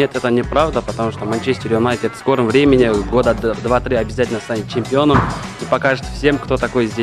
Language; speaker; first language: Russian; native; Russian